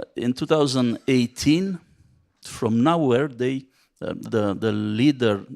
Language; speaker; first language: English; non-native, fluent; Romanian